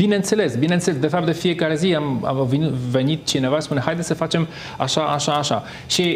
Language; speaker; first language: Romanian; non-native, fluent; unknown